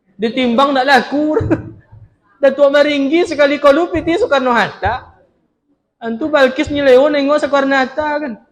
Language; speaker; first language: Malay; non-native, local second language; Minangkabau